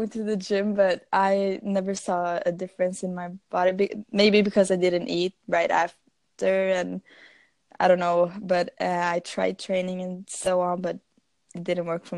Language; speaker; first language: English; non-native, fluent; Swedish